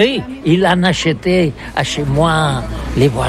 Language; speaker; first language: French; non-native, learner; Catalan